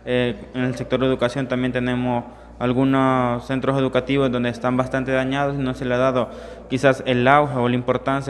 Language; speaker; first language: Spanish; native; Spanish